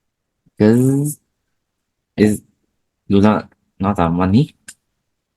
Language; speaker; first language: English; non-native, learner; Vietnamese